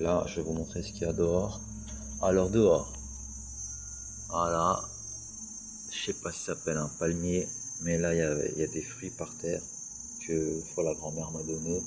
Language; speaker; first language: French; native; French